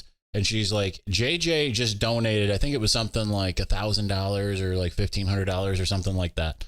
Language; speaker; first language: English; native; English